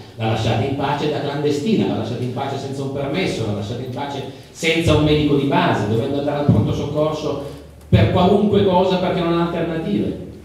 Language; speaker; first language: Italian; native; Italian